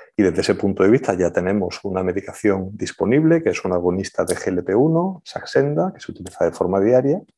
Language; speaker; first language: Spanish; native; Spanish